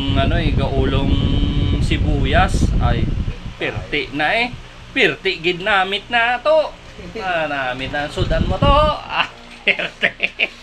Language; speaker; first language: Filipino; non-native, local second language; Hiligaynon